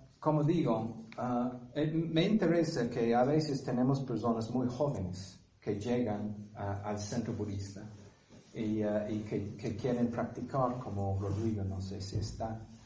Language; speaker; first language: Spanish; non-native, fluent; English